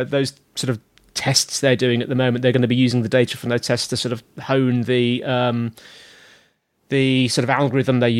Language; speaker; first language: English; native; English